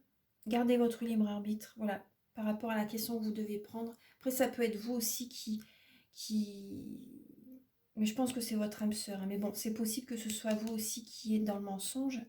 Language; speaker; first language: French; native; French